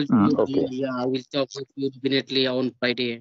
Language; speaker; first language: English; non-native, learner; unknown